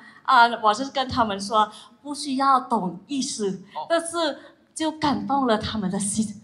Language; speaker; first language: Chinese; non-native, fluent; Thai